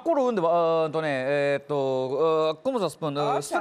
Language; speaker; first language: Romanian; non-native, learner; Japanese